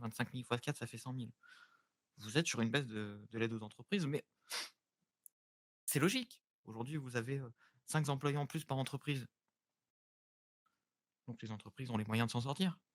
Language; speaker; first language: French; native; French